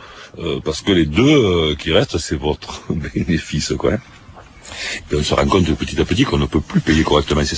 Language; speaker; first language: French; native; French